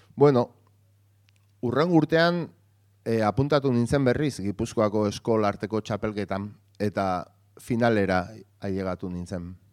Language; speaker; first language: Basque; non-native, local second language; Spanish